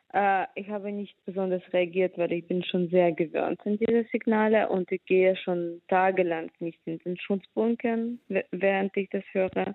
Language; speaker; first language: German; non-native, fluent; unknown